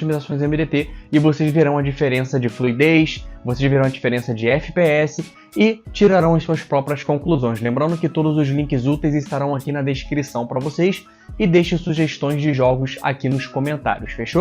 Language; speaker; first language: Portuguese; native; Portuguese